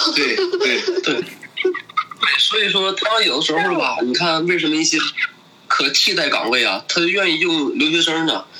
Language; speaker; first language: Chinese; native; Chinese